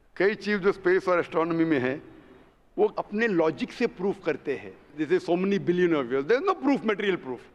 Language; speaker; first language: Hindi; non-native, local second language; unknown